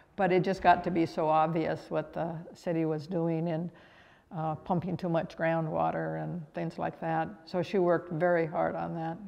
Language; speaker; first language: English; native; English